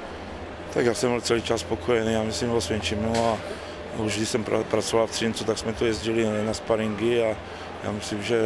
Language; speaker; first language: Polish; non-native, learner; Czech